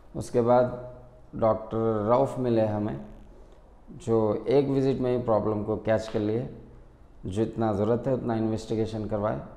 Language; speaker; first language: Hindi; non-native, local second language; Urdu